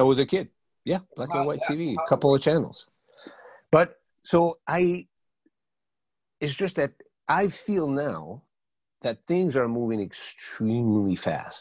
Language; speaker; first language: English; non-native, fluent; Spanish